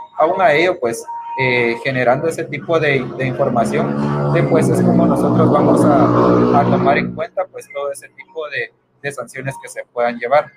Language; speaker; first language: Spanish; native; Spanish